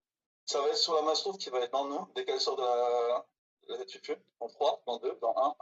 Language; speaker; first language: French; native; French